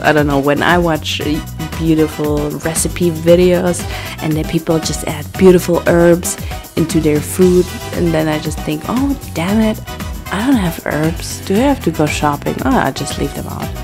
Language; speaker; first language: English; non-native, fluent; German